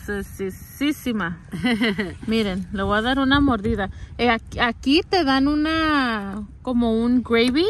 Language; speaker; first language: Spanish; early bilingual, heritage; Spanish